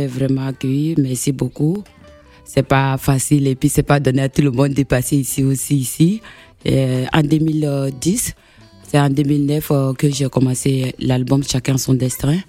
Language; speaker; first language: French; non-native, local second language; Mandingo